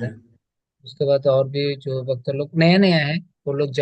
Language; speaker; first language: Hindi; non-native, learner; Bangla